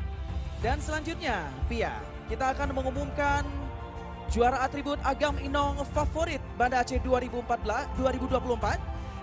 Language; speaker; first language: Indonesian; native; Indonesian